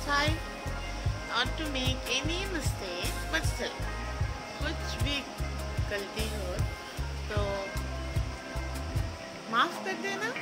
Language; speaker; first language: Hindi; non-native, local second language; Bangla